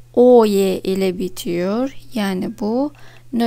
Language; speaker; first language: Turkish; non-native, fluent; Russian